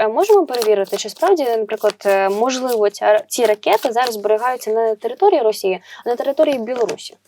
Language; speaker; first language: Ukrainian; native; Ukrainian